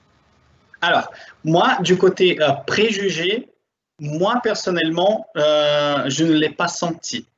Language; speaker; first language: French; non-native, fluent; Portuguese